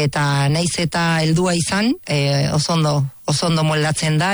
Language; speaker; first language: Basque; non-native, fluent; Spanish